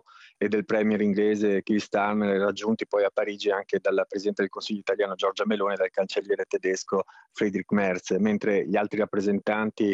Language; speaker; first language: Italian; native; Italian